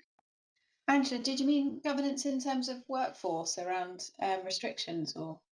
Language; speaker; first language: English; native; English